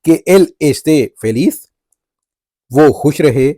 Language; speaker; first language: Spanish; non-native, fluent; Urdu